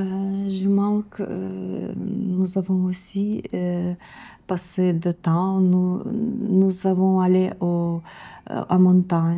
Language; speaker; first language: French; non-native, learner; Ukrainian